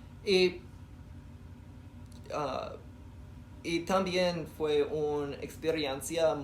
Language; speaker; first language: Spanish; non-native, learner; English